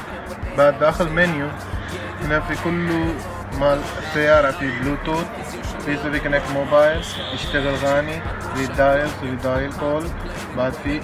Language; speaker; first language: Arabic; non-native, learner; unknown